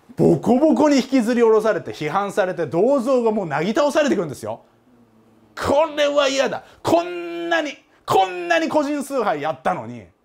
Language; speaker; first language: Japanese; native; Japanese